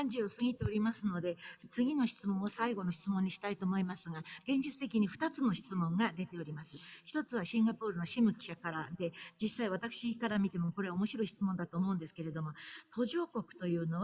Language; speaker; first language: Japanese; native; Japanese